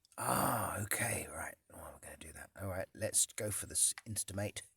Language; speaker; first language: English; native; English